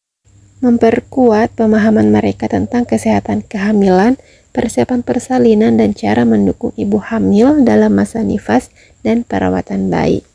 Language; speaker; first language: Indonesian; native; Indonesian